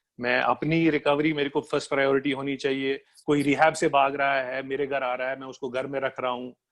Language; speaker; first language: Hindi; non-native, local second language; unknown